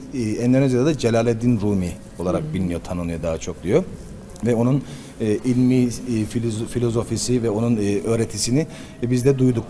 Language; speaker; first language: Turkish; native; Turkish